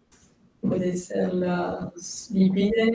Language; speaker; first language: Spanish; non-native, learner; French